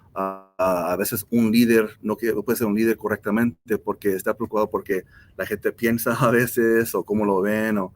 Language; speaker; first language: Spanish; early bilingual, heritage; Spanish